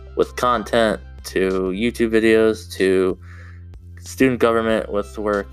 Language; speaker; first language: English; native; English